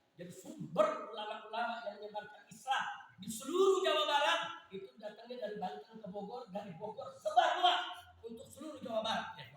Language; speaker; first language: Indonesian; native; Indonesian